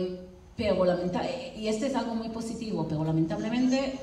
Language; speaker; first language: Spanish; non-native, fluent; Hebrew